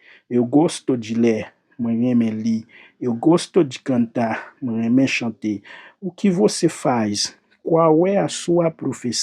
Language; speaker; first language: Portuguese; non-native, learner; Haitian Creole